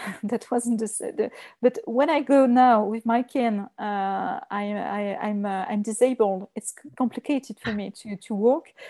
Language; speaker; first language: English; non-native, learner; French